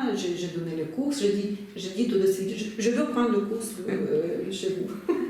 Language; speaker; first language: French; non-native, learner; Russian